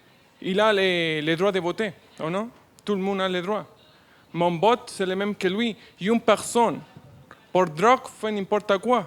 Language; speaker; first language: French; non-native, learner; Spanish